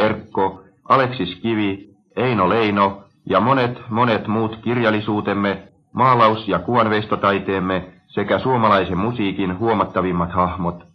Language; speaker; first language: Finnish; native; Finnish